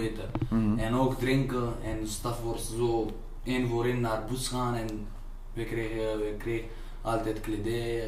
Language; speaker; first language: Dutch; non-native, learner; Pashto